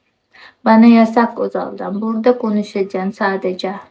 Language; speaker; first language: Turkish; non-native, learner; Uzbek